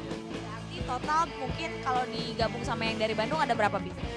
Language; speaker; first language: Indonesian; native; Indonesian